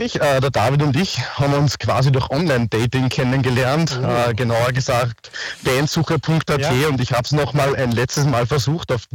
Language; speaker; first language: German; native; German